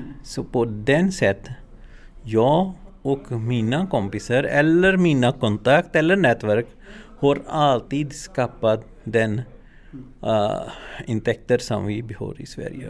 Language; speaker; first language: Swedish; non-native, learner; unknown